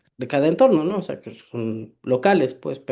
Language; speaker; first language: Spanish; native; Spanish